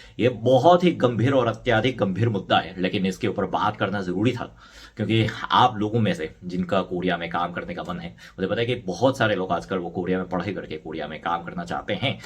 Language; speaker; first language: Hindi; non-native, fluent; Korean